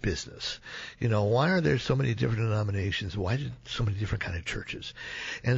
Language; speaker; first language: English; native; English